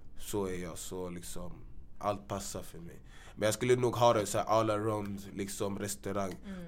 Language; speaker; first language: Swedish; early bilingual, other home language; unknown